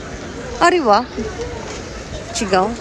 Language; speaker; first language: Japanese; non-native, learner; Filipino